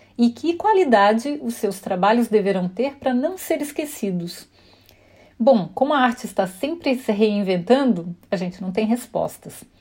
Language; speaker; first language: Portuguese; native; Portuguese